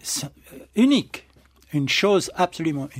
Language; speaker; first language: French; non-native, local second language; German